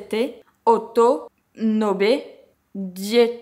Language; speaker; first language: Italian; non-native, learner; French